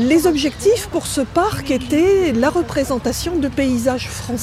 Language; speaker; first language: French; native; French